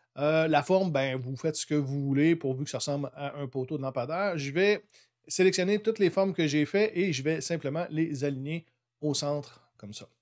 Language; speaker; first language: French; native; French